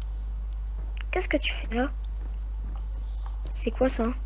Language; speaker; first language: French; native; French